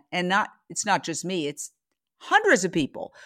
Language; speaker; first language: English; native; English